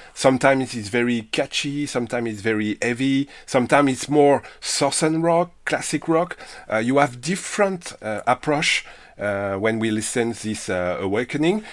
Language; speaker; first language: English; non-native, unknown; French